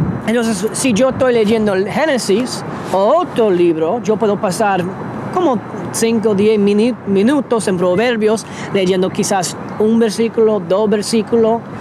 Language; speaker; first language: Spanish; non-native, fluent; English